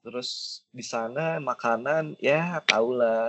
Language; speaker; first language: Indonesian; native; Indonesian